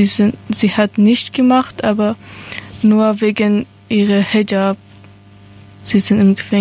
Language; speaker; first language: German; non-native, learner; Persian